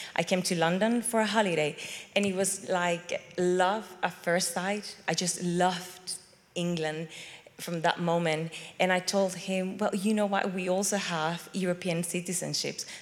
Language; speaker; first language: English; non-native, fluent; Spanish